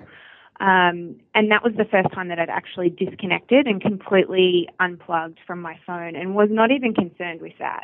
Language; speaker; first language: English; native; English